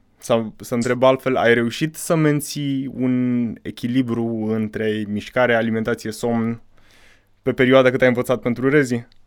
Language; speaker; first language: Romanian; native; Romanian